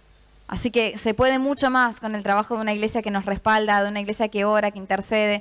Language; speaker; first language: Spanish; native; Spanish